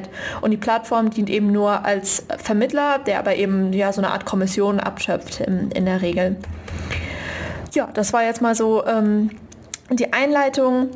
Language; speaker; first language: German; native; German